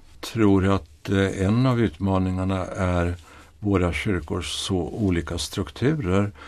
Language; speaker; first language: Swedish; native; Swedish